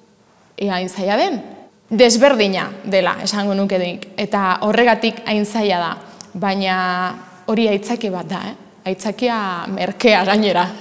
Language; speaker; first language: Basque; non-native, fluent; Spanish